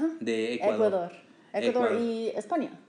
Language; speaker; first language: Spanish; non-native, fluent; English